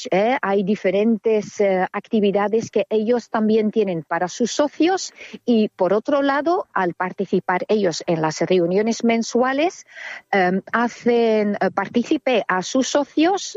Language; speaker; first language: Spanish; non-native, fluent; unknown